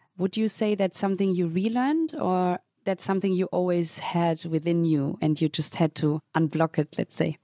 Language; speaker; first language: English; non-native, fluent; German